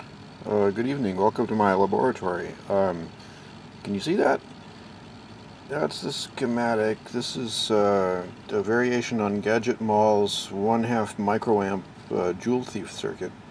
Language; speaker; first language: English; native; English